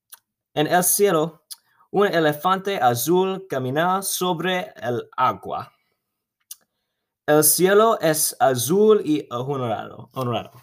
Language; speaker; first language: Spanish; non-native, learner; English